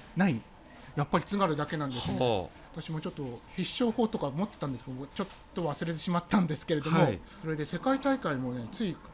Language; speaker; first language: Japanese; native; Japanese